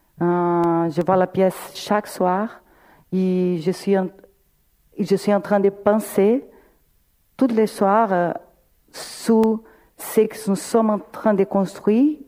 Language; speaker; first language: French; non-native, fluent; Portuguese